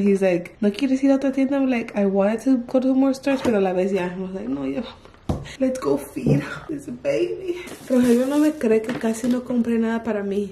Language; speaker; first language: Spanish; early bilingual, heritage; Spanish